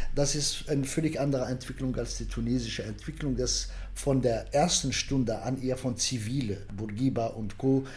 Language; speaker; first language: German; non-native, fluent; Arabic